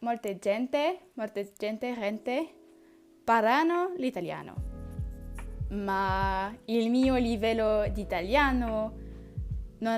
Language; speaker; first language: Italian; non-native, learner; French